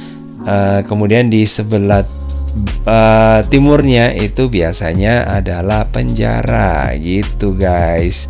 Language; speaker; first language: Indonesian; native; Indonesian